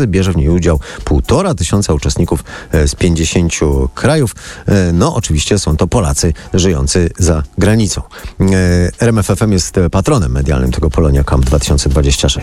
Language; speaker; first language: Polish; native; Polish